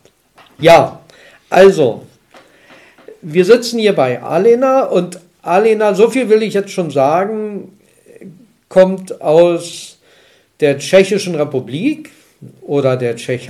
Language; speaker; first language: German; native; German